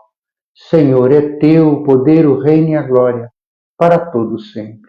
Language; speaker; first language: Portuguese; native; Portuguese